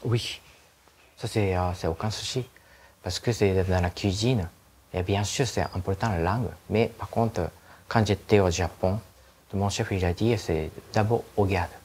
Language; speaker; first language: French; non-native, learner; Japanese